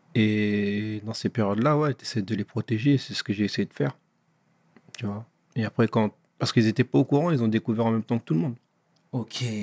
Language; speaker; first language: French; native; French